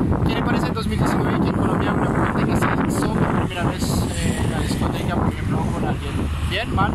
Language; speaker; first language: Spanish; non-native, fluent; French